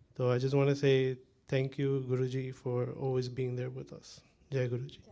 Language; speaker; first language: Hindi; early bilingual, heritage; Punjabi